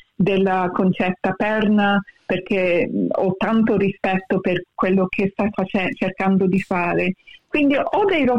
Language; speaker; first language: Italian; early bilingual, heritage; Italian